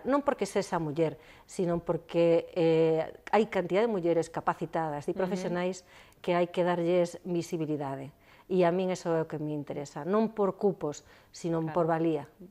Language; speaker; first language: Galician; non-native, local second language; Spanish